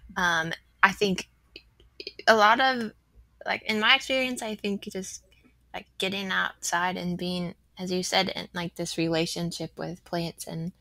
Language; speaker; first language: English; native; English